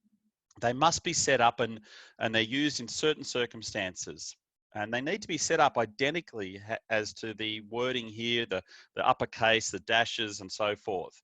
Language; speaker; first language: English; native; English